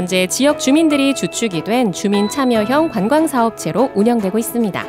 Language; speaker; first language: Korean; native; Korean